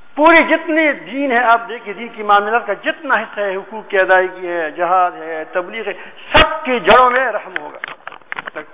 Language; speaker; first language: Urdu; native; Urdu